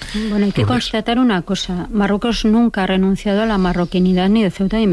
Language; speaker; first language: Spanish; native; Spanish